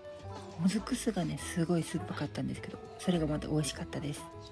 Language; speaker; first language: Japanese; native; Japanese